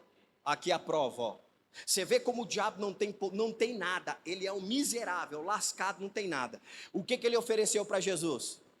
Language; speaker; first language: Portuguese; native; Portuguese